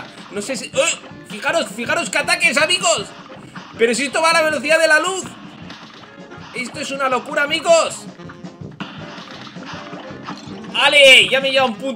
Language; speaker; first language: Spanish; native; Spanish